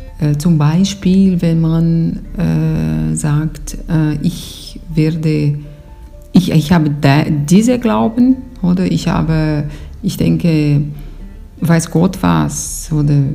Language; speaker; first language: German; non-native, fluent; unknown